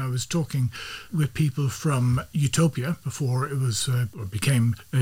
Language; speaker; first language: English; native; English